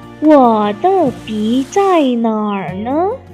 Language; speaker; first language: Chinese; non-native, fluent; Indonesian